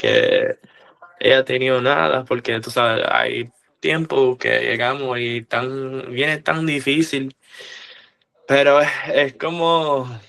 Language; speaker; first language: Spanish; early bilingual, heritage; Spanish